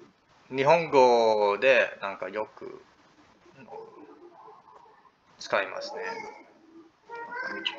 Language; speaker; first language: Japanese; non-native, learner; English